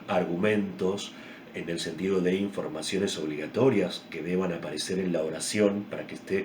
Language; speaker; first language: Spanish; native; Spanish